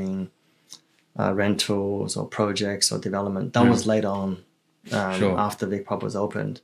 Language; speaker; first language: English; early bilingual, other home language; Chinese